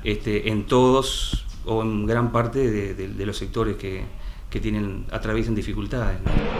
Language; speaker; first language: Spanish; native; Spanish